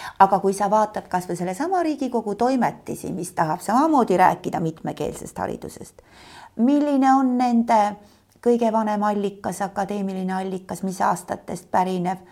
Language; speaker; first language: Estonian; native; Estonian